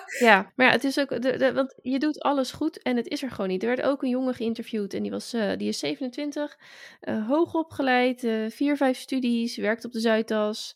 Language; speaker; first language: Dutch; native; Dutch